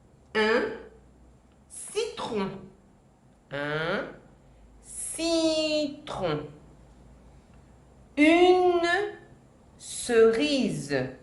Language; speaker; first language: French; non-native, fluent; Spanish